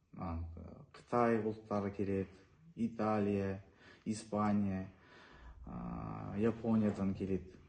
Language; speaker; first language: Kazakh; non-native, local second language; Azerbaijani